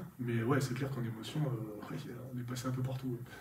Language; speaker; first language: French; native; French